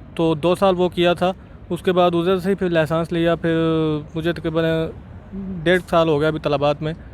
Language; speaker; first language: Urdu; non-native, local second language; Saraiki